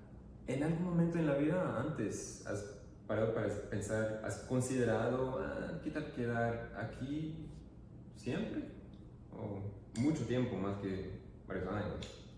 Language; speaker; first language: Spanish; non-native, fluent; English